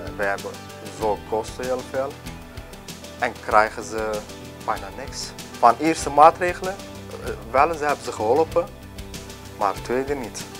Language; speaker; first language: Dutch; non-native, learner; Turkish